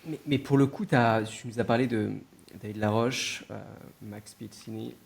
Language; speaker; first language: French; native; French